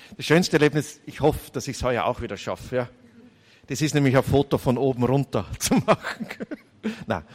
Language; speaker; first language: German; native; German